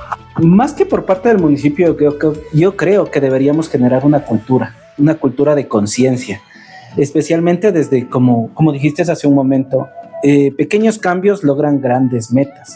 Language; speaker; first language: Spanish; native; Spanish